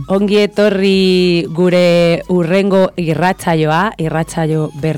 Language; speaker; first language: Basque; non-native, local second language; Spanish